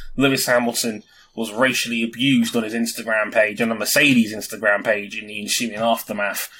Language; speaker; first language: English; native; English